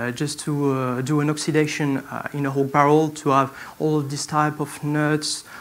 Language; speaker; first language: English; non-native, fluent; French